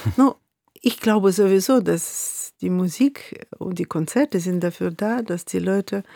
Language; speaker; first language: German; non-native, fluent; Russian